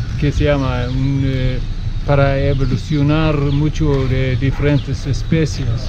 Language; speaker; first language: Spanish; non-native, learner; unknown